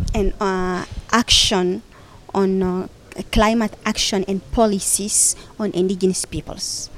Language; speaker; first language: English; non-native, fluent; Fula